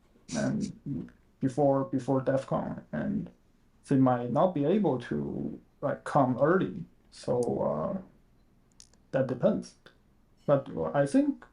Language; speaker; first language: English; non-native, fluent; Chinese